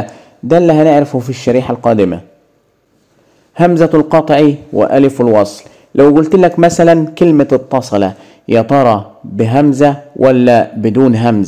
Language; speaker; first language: Arabic; native; Arabic